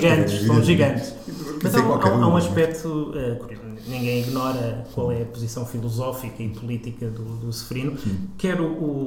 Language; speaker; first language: Portuguese; native; Portuguese